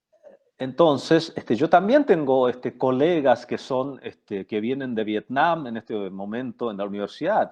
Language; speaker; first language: Spanish; non-native, local second language; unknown